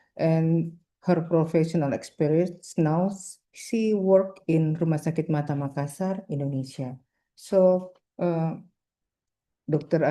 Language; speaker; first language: English; non-native, fluent; Indonesian